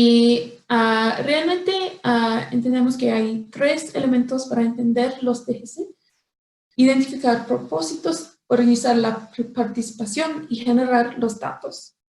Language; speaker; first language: Spanish; non-native, fluent; English